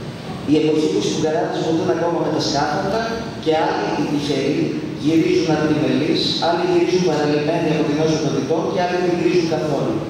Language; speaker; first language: Greek; native; Greek